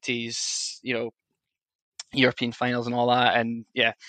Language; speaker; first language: English; native; English